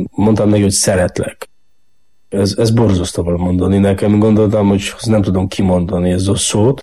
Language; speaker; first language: Hungarian; non-native, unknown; Polish